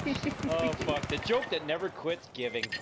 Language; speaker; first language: English; native; English